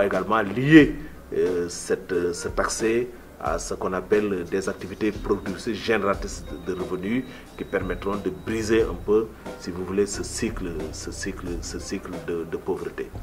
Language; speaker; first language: French; non-native, local second language; Wolof